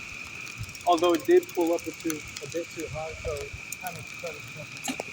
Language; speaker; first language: English; native; English